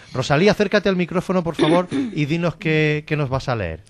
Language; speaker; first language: Spanish; native; Spanish